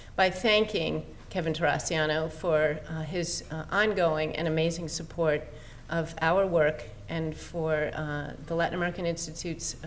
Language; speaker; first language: English; native; English